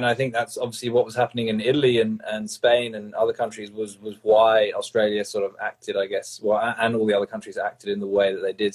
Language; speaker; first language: English; native; English